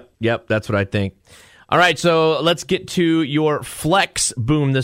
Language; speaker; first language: English; native; English